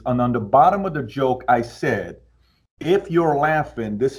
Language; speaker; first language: English; early bilingual, other home language; Persian